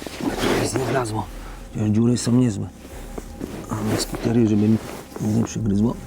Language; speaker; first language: Polish; native; Polish